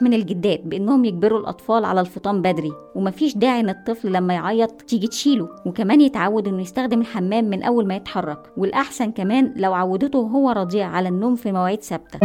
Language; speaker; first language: Arabic; native; Arabic